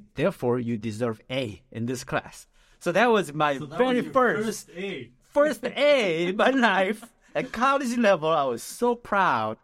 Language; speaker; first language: English; non-native, fluent; Korean